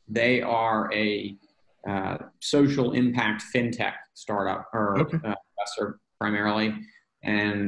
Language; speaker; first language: English; native; English